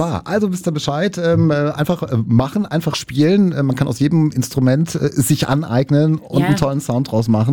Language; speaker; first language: German; native; German